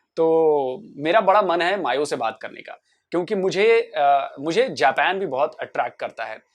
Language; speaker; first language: Hindi; native; Hindi